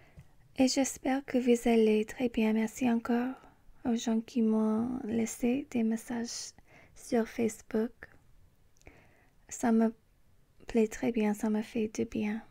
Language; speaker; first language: French; non-native, learner; English